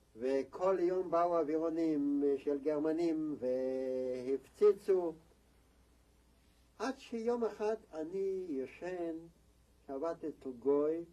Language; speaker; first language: Hebrew; non-native, fluent; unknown